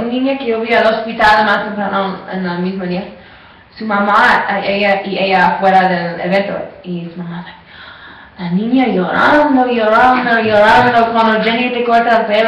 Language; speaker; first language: Spanish; non-native, learner; English